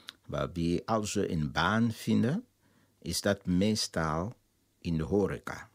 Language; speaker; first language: Dutch; non-native, fluent; Lingala